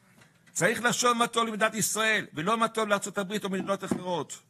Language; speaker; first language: Hebrew; native; Hebrew